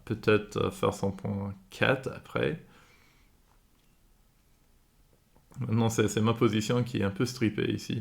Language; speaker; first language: French; non-native, fluent; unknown